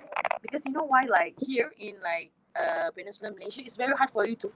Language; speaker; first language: English; non-native, local second language; Malay